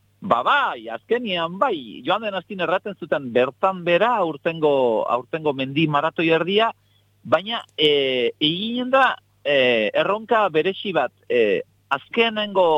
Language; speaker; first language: Basque; native; Basque